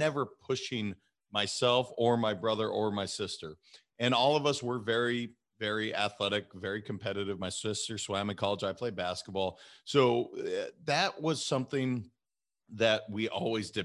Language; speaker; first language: English; native; English